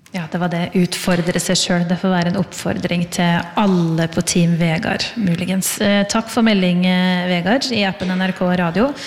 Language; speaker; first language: Norwegian; native; Norwegian